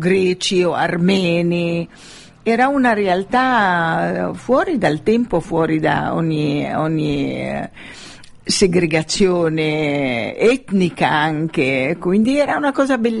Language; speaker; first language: Italian; non-native, fluent; Arabic